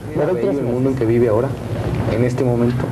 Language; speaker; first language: Spanish; native; Spanish